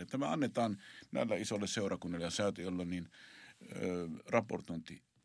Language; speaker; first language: Finnish; non-native, fluent; Arabic